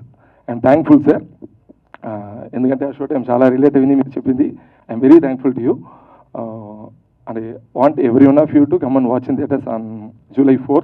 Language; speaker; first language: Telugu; early bilingual, heritage; Telugu